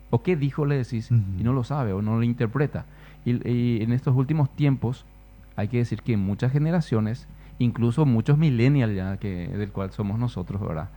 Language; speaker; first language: Spanish; native; Spanish